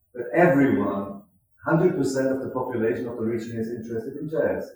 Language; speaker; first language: English; non-native, fluent; German